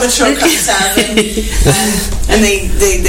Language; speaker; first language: Welsh; non-native, local second language; English